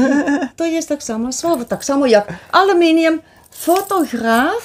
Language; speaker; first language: Polish; non-native, learner; Dutch